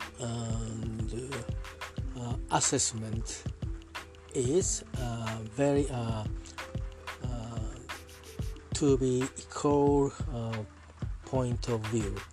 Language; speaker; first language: English; non-native, learner; Japanese